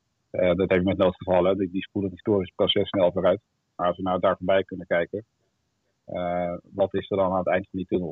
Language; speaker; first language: Dutch; native; Dutch